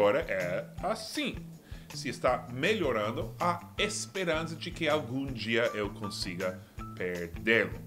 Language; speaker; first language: Portuguese; non-native, fluent; English